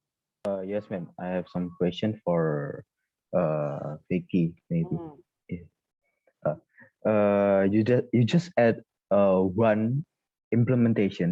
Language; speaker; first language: English; non-native, learner; Indonesian